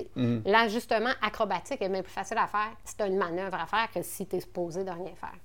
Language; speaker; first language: French; native; French